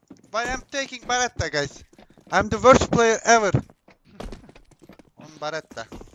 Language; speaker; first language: English; non-native, fluent; Turkish